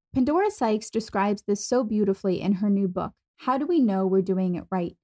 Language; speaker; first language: English; non-native, fluent; German